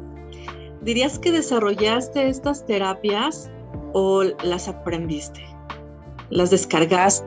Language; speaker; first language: Spanish; native; Spanish